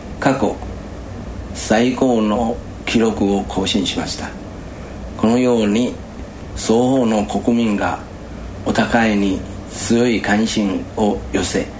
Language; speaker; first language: Japanese; non-native, fluent; Chinese